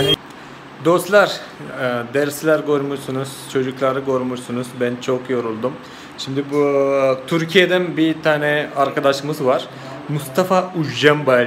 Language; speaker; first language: Turkish; non-native, fluent; Malayalam